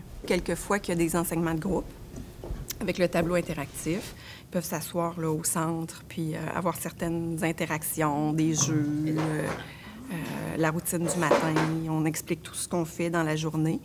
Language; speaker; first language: French; native; French